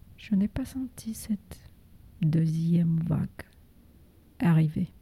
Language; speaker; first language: French; non-native, fluent; Russian